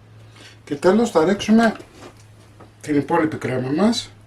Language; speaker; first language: Greek; native; Greek